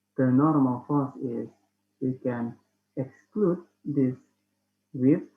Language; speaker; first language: English; non-native, fluent; Indonesian